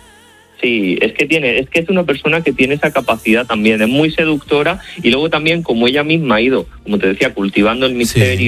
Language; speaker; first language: Spanish; native; Spanish